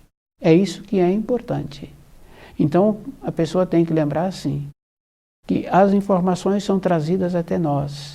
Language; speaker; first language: Portuguese; native; Portuguese